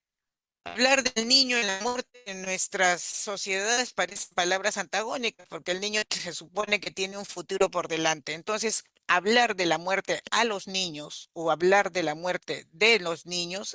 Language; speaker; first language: Spanish; native; Spanish